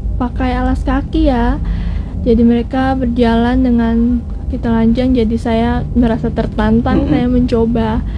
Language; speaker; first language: Indonesian; native; Indonesian